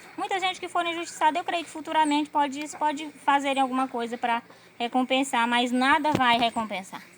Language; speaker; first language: Portuguese; native; Portuguese